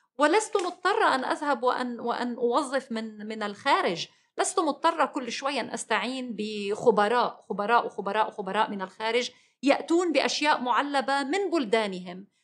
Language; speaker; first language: Arabic; native; Arabic